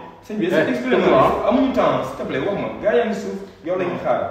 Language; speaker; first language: French; non-native, local second language; Wolof